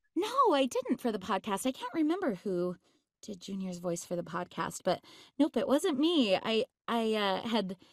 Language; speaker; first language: English; native; English